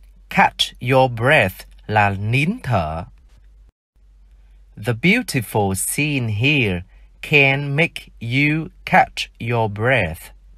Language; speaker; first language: English; non-native, fluent; Vietnamese